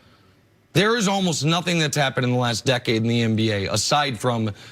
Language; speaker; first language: English; native; English